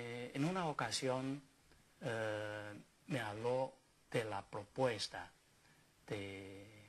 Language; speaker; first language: Spanish; non-native, fluent; Chinese